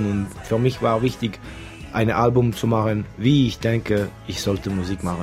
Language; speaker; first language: German; non-native, local second language; French